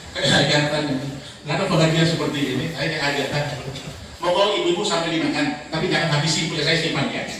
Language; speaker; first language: Indonesian; non-native, local second language; Tetum